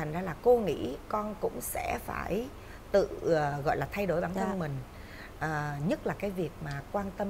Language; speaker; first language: Vietnamese; native; Vietnamese